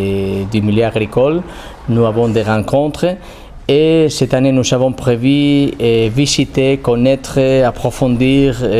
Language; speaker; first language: French; non-native, fluent; Spanish